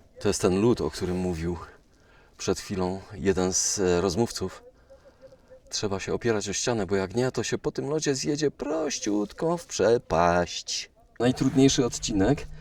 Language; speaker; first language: Polish; native; Polish